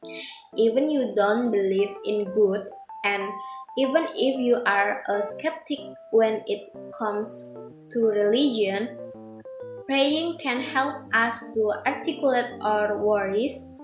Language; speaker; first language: English; non-native, fluent; Indonesian